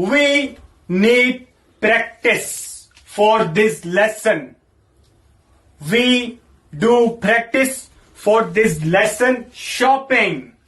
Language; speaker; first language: English; non-native, fluent; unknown